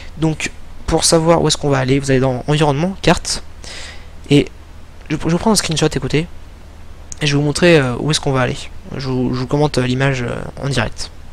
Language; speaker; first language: French; native; French